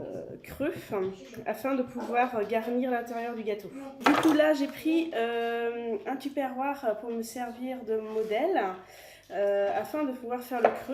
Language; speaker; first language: French; native; French